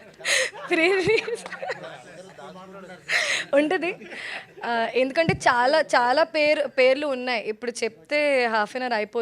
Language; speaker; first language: Telugu; non-native, learner; Hindi